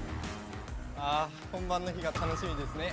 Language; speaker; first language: Japanese; non-native, learner; Korean